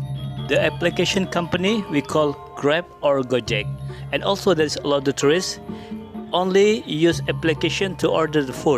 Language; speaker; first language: English; non-native, local second language; Indonesian